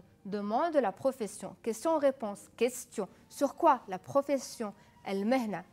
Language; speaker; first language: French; non-native, fluent; Arabic